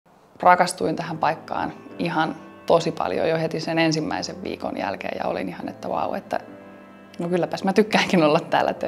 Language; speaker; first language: Finnish; native; Finnish